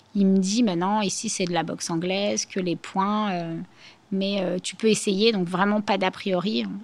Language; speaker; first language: French; native; French